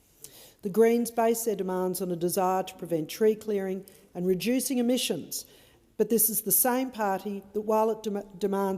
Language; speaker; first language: English; native; English